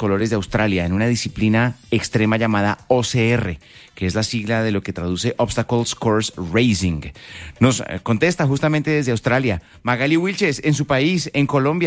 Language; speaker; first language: Spanish; native; Spanish